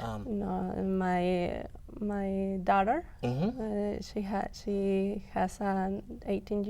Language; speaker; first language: English; non-native, local second language; Spanish